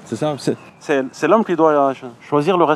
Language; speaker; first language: French; native; French